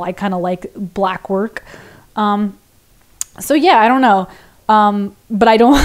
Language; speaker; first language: English; native; English